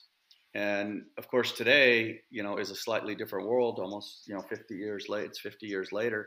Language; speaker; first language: English; native; English